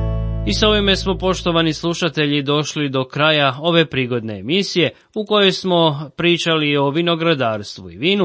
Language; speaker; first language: Croatian; native; Croatian